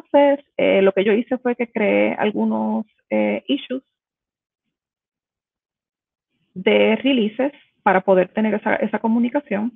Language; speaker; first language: Spanish; native; Spanish